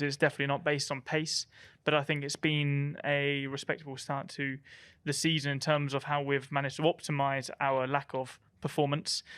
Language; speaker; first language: English; native; English